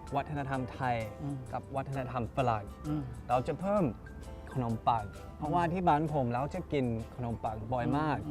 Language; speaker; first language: Thai; non-native, fluent; English